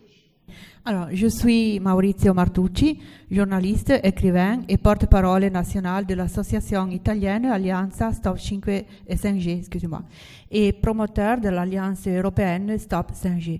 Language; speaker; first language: French; non-native, fluent; Italian